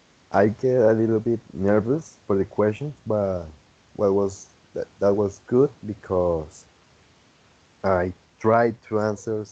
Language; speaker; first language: English; non-native, fluent; Spanish